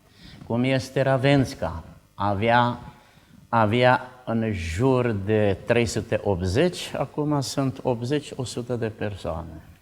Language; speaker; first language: Romanian; non-native, local second language; Czech